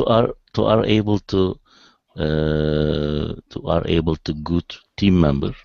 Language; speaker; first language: English; non-native, learner; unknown